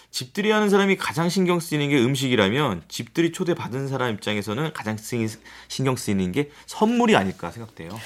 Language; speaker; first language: Korean; native; Korean